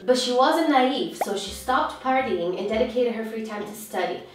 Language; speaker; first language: English; non-native, fluent; Portuguese